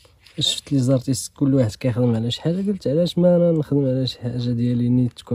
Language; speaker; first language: Arabic; native; Arabic